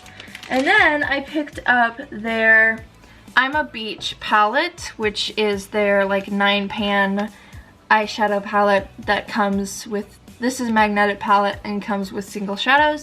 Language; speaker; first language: English; native; English